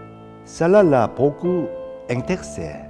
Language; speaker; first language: French; non-native, fluent; Korean